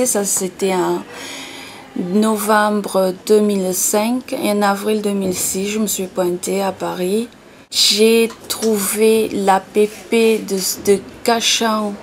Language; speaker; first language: French; non-native, fluent; Portuguese